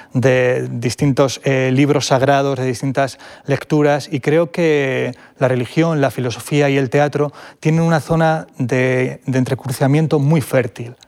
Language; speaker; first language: Spanish; native; Spanish